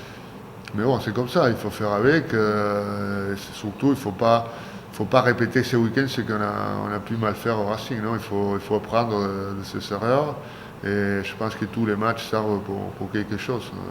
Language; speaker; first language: French; non-native, fluent; Spanish